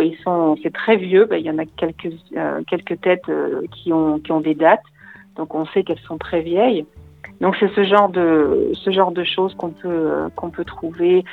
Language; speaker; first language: French; native; French